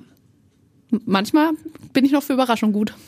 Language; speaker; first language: German; native; German